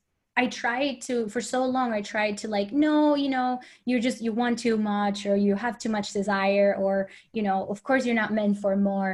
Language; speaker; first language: English; non-native, fluent; Spanish